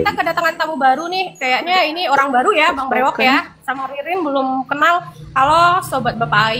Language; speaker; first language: Indonesian; native; Indonesian